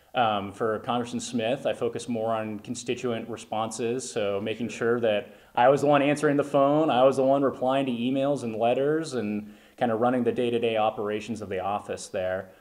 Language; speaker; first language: English; native; English